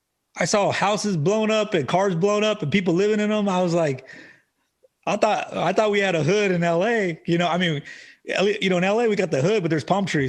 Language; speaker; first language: English; native; English